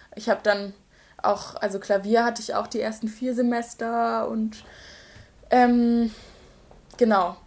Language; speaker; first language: German; native; German